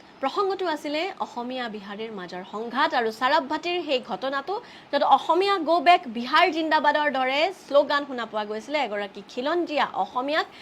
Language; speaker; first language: Assamese; native; Assamese